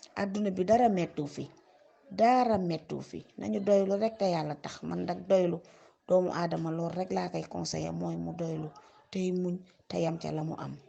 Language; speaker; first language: Wolof; native; Wolof